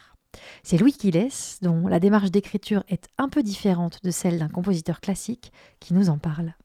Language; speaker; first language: French; native; French